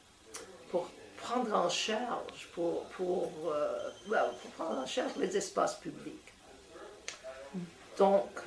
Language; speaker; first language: French; non-native, fluent; English